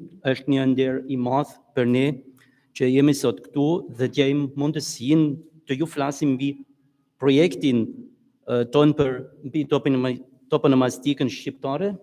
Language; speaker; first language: Albanian; non-native, fluent; German